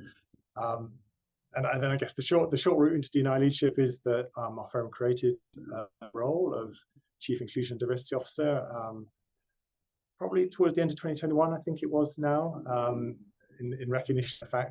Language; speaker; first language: English; native; English